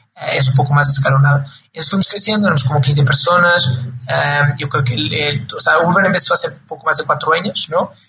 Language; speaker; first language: Spanish; non-native, fluent; Portuguese